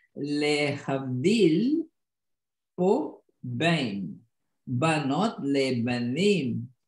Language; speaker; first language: Hebrew; non-native, learner; Indonesian